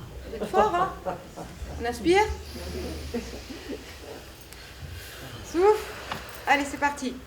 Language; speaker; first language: French; native; French